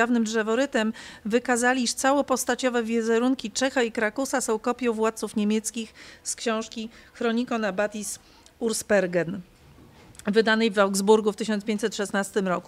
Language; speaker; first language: Polish; native; Polish